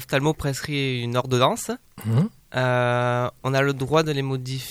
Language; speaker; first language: French; native; French